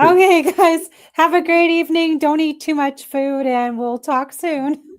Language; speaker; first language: English; native; English